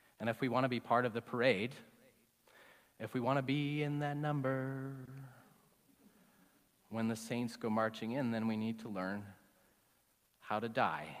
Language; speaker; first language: English; native; English